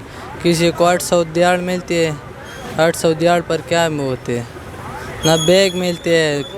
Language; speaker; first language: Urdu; non-native, local second language; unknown